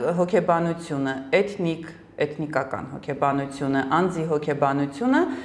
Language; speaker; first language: Armenian; native; Armenian